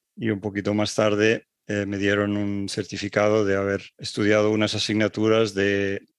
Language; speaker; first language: Spanish; native; Spanish